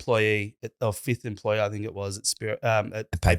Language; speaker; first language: English; native; English